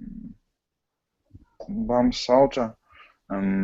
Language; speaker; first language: English; non-native, learner; Russian